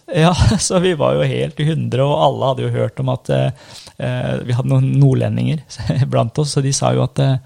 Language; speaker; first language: Norwegian; early bilingual, other home language; Persian